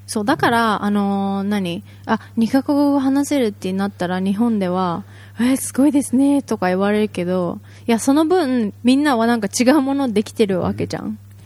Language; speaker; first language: Japanese; native; Japanese